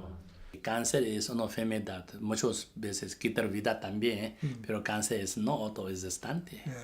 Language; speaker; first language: Spanish; non-native, learner; Tibetan